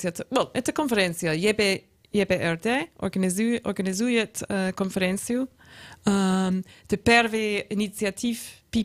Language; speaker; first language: Russian; non-native, learner; English